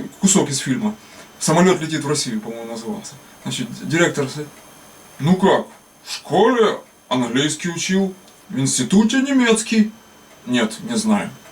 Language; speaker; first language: Russian; native; Russian